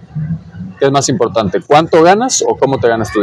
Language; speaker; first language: Spanish; native; Spanish